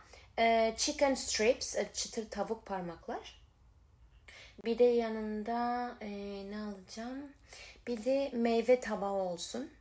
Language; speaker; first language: Turkish; early bilingual, heritage; Turkish